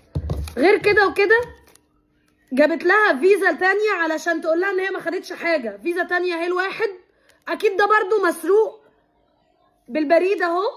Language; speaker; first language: Arabic; native; Arabic